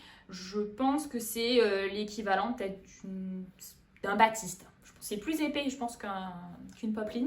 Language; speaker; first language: French; native; French